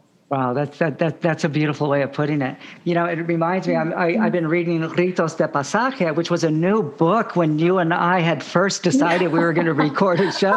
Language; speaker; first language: English; native; English